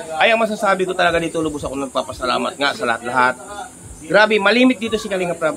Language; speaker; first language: Filipino; native; Filipino